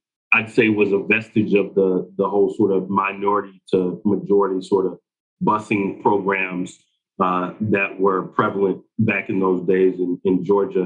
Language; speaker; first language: English; native; English